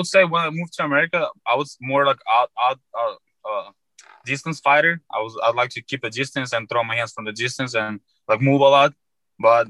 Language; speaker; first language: English; non-native, fluent; Uzbek